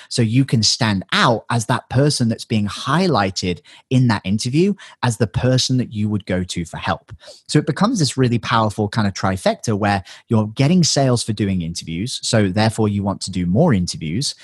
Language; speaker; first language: English; native; English